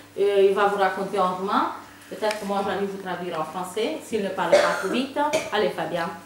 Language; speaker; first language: French; non-native, fluent; Romanian